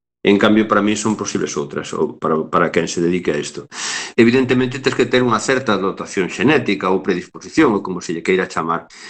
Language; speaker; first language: Galician; native; Galician